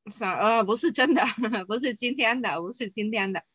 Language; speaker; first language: Chinese; non-native, fluent; Vietnamese